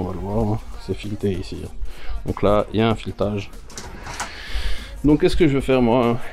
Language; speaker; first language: French; native; French